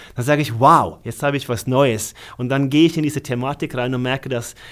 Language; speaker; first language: German; non-native, fluent; Norwegian